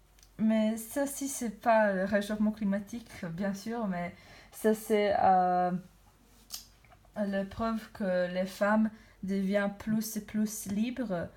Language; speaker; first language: French; non-native, learner; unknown